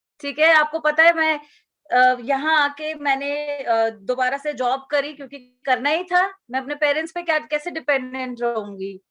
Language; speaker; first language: Hindi; native; Hindi